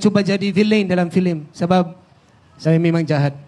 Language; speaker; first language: Indonesian; non-native, fluent; Filipino